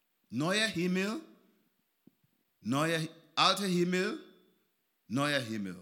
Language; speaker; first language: German; non-native, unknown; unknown